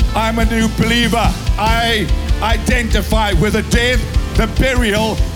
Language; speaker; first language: English; non-native, local second language; Afrikaans